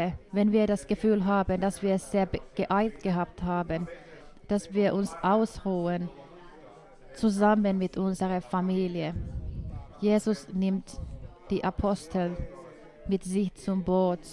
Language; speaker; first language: German; non-native, fluent; Finnish